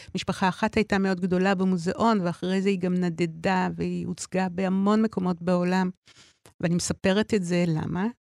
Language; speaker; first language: Hebrew; native; Hebrew